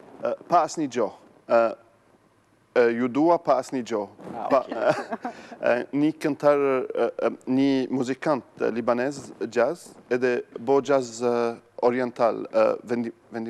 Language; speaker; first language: Albanian; non-native, learner; Arabic